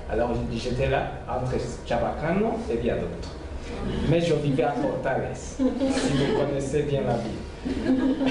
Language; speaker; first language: French; non-native, local second language; Rundi